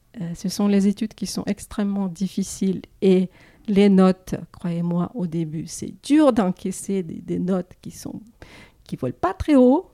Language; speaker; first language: French; non-native, fluent; Russian